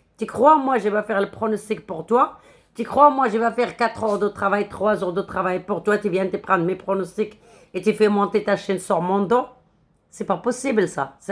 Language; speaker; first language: French; non-native, local second language; Arabic